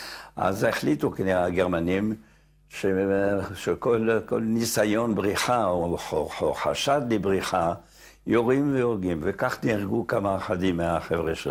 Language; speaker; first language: Hebrew; non-native, fluent; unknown